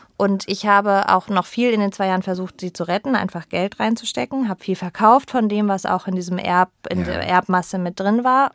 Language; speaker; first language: German; native; German